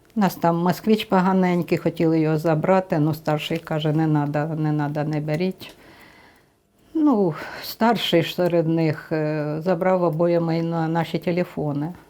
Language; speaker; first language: Ukrainian; native; Ukrainian